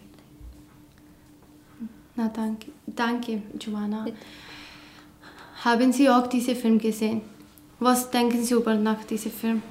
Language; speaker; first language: German; non-native, learner; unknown